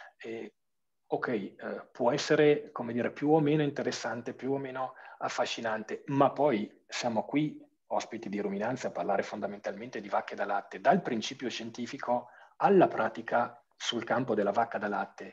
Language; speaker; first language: Italian; native; Italian